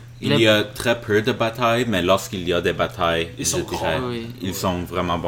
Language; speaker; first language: French; non-native, local second language; English